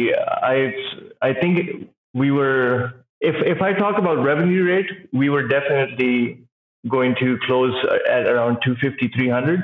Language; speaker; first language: English; non-native, local second language; Urdu